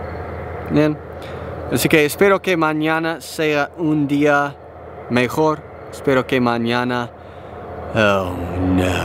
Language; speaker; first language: Spanish; non-native, learner; English